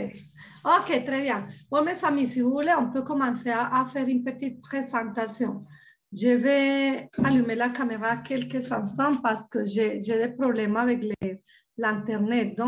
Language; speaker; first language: French; non-native, fluent; Spanish